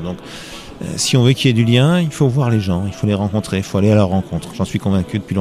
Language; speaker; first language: French; native; French